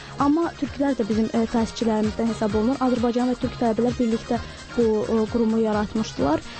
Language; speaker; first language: Azerbaijani; native; Azerbaijani